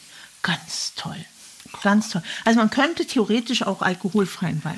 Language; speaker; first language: German; native; German